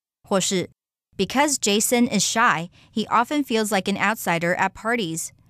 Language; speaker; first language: English; non-native, fluent; Chinese